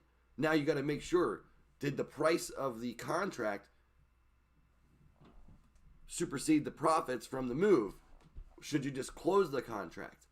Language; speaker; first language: English; native; English